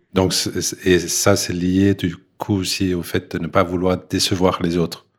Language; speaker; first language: French; non-native, fluent; Danish